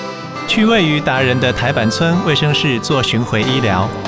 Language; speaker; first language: Chinese; native; Chinese